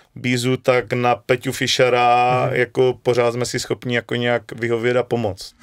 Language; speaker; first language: Czech; native; Czech